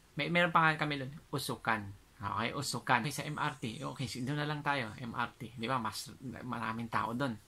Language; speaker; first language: Filipino; non-native, local second language; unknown